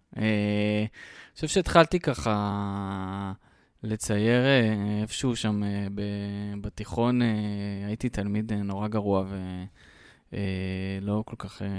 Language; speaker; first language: Hebrew; native; Hebrew